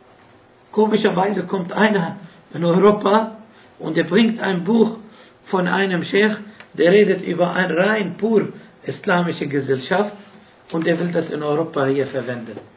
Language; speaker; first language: German; non-native, fluent; Arabic